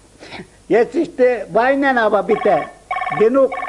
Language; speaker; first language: German; non-native, learner; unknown